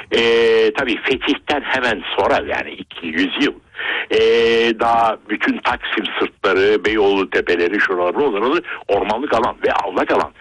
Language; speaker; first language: Turkish; native; Turkish